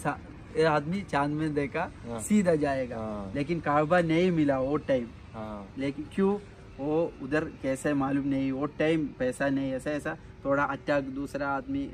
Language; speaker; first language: Hindi; non-native, local second language; Malayalam